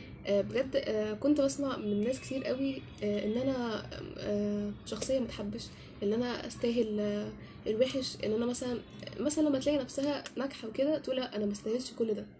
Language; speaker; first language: Arabic; native; Arabic